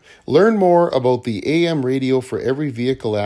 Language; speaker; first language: English; native; English